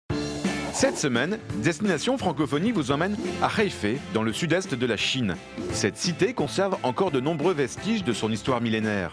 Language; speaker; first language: French; native; French